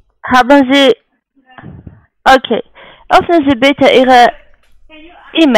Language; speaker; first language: German; non-native, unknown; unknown